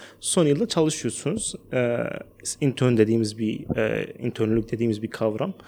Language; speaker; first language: Turkish; non-native, fluent; Arabic